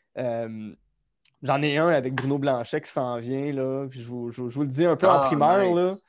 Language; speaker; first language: French; native; French